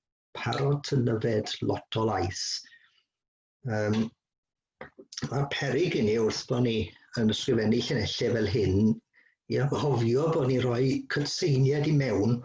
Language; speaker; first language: Welsh; native; Welsh